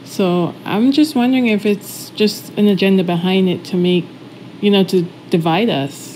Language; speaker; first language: English; native; English